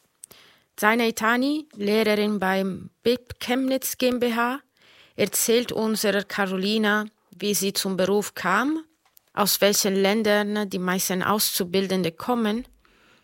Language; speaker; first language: German; non-native, fluent; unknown